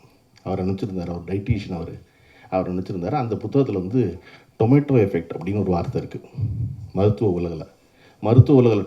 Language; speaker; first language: Tamil; native; Tamil